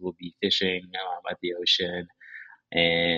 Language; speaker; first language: English; early bilingual, other home language; Japanese